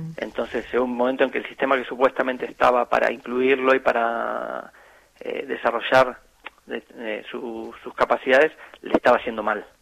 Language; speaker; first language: Spanish; native; Spanish